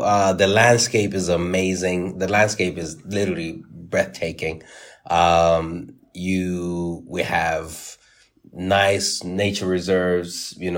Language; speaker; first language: English; native; English